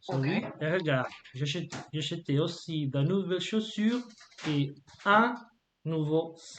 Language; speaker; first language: French; non-native, fluent; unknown